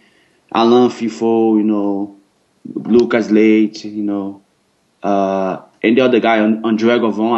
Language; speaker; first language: English; non-native, learner; Portuguese